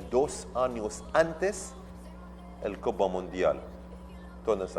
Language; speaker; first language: Spanish; non-native, learner; Arabic